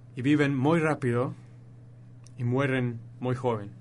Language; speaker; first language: Spanish; non-native, fluent; English